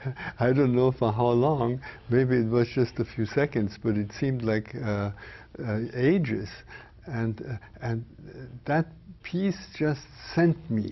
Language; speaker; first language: English; non-native, fluent; German